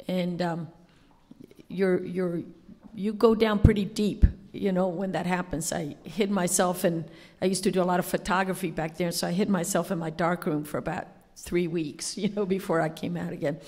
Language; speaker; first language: English; non-native, fluent; Spanish